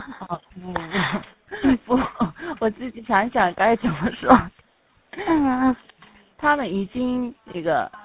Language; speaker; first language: Chinese; non-native, fluent; Korean